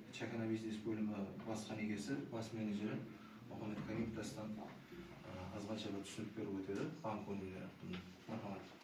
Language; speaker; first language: Uzbek; non-native, local second language; Kara-Kalpak